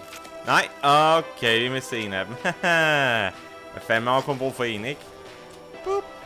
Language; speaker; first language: Danish; native; Danish